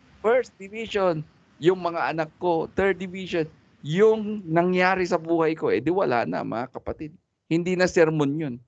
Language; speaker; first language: Filipino; non-native, local second language; Cebuano